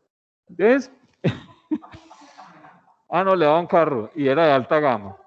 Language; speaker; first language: Spanish; native; Spanish